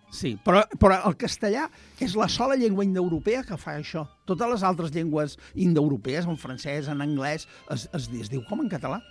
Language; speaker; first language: Catalan; native; Catalan